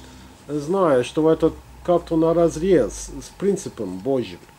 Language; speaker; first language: Russian; non-native, fluent; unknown